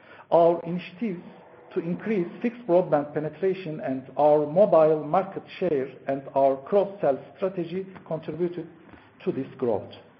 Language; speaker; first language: English; non-native, fluent; Turkish